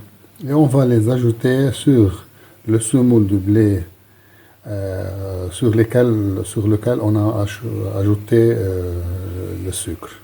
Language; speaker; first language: French; non-native, local second language; Arabic